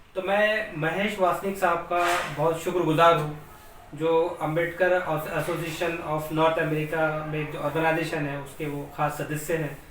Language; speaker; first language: Hindi; native; Hindi